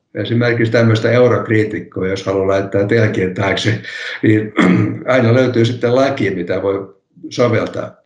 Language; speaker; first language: Finnish; non-native, local second language; Swedish